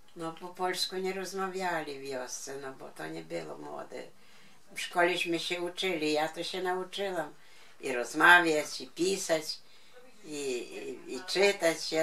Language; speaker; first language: Polish; non-native, local second language; Ukrainian